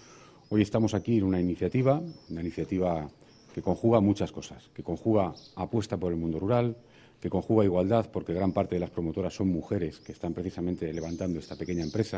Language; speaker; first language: Spanish; native; Spanish